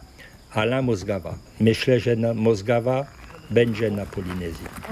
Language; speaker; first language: Polish; early bilingual, heritage; French